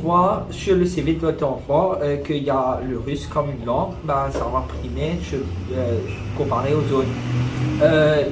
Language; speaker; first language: French; non-native, local second language; Morisyen